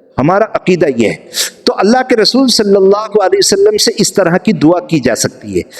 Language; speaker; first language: Urdu; native; Urdu